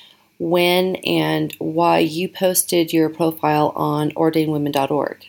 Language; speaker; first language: English; native; English